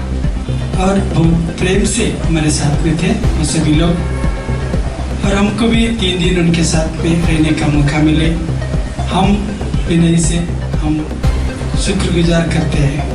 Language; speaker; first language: Hindi; non-native, local second language; Kannada